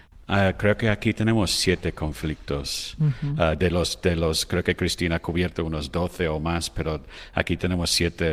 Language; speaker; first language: Spanish; non-native, fluent; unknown